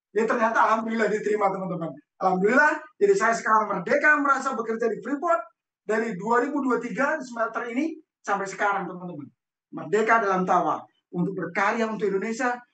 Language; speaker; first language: Indonesian; native; Indonesian